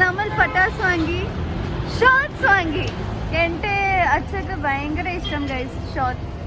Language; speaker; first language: Malayalam; early bilingual, heritage; Malayalam